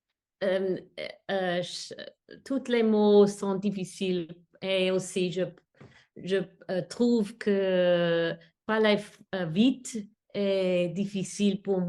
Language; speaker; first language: French; non-native, learner; English